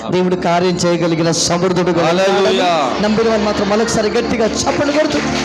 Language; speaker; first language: Telugu; non-native, local second language; Malayalam